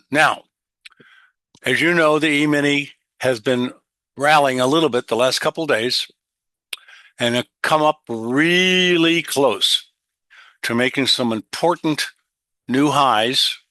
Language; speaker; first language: English; native; English